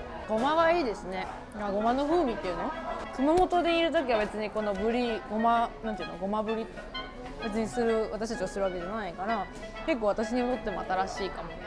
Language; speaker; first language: Japanese; native; Japanese